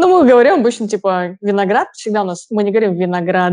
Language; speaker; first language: Russian; native; Russian